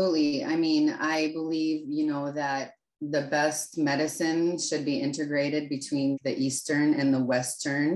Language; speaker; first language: English; non-native, fluent; Russian